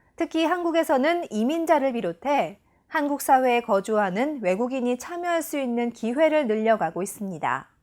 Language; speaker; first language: Korean; native; Korean